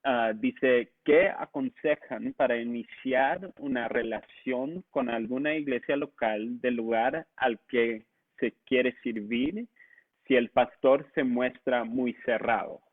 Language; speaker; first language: Spanish; non-native, local second language; English